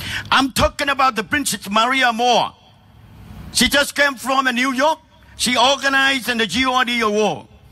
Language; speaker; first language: English; non-native, learner; Vietnamese